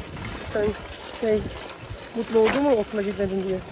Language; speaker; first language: Turkish; early bilingual, heritage; Turkish